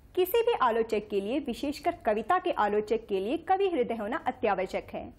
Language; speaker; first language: Hindi; native; Hindi